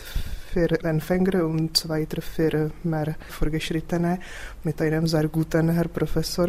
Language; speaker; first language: German; non-native, fluent; Czech